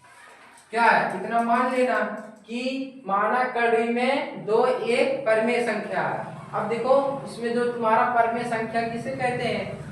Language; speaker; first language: Hindi; native; Hindi